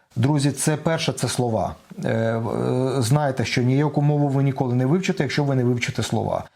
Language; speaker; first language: Ukrainian; non-native, local second language; Russian